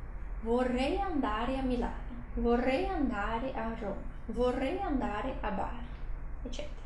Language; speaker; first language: Italian; non-native, fluent; Portuguese